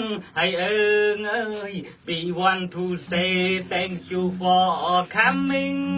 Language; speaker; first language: English; non-native, learner; Khmer